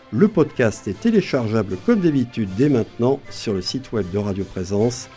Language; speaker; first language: French; native; French